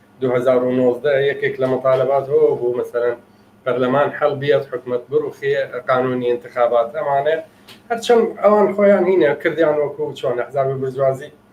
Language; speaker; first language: Central Kurdish; non-native, local second language; Arabic